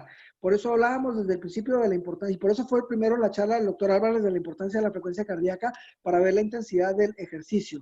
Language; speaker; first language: Spanish; native; Spanish